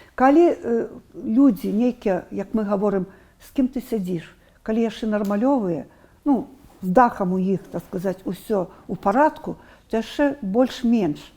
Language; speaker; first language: Belarusian; non-native, local second language; Russian